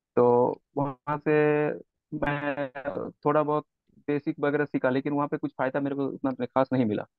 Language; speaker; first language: Hindi; non-native, local second language; Bangla